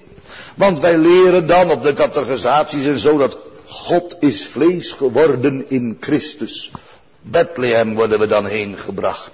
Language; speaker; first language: Dutch; native; Dutch